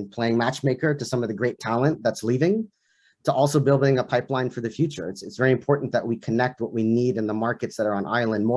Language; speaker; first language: English; native; English